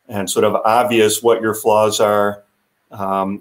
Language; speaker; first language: English; native; English